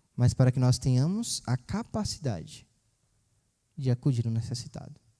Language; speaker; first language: Portuguese; native; Portuguese